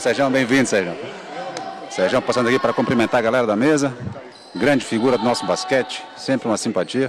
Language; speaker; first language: Portuguese; native; Portuguese